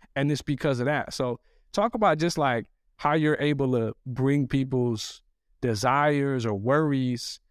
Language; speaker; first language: English; early bilingual, other home language; Arabic